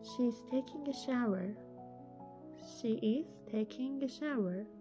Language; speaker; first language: English; non-native, fluent; Persian